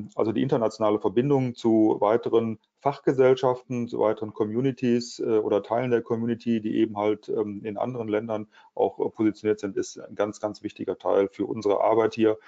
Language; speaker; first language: German; native; German